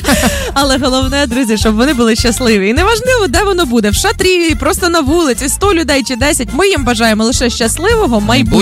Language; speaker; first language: Ukrainian; native; Ukrainian